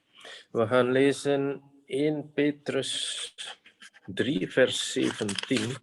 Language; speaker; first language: Dutch; non-native, fluent; Indonesian